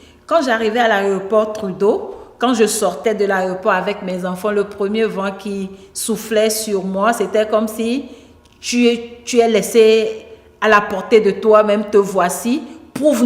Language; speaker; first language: French; non-native, local second language; Ewe